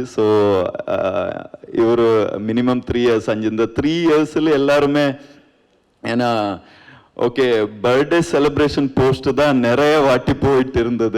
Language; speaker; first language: Tamil; non-native, learner; Kannada